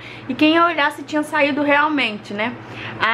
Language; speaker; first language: Portuguese; native; Portuguese